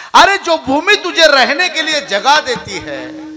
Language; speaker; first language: Hindi; non-native, local second language; Marathi